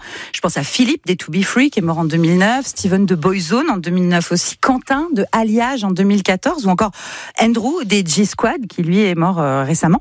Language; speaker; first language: French; native; French